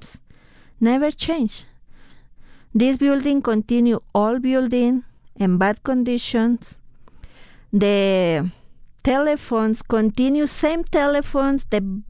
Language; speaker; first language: English; non-native, fluent; Spanish